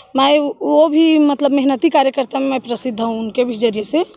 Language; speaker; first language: Hindi; native; Hindi